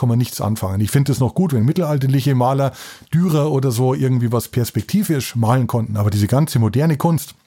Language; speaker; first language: German; native; German